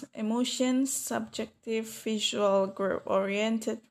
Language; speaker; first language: English; non-native, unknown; Indonesian